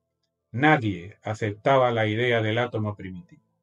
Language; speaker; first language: Spanish; native; Spanish